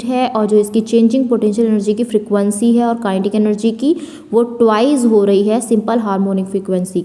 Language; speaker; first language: Hindi; native; Hindi